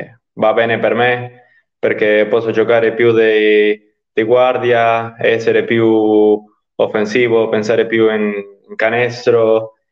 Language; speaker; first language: Italian; non-native, learner; Spanish